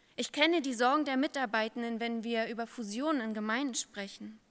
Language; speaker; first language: German; native; German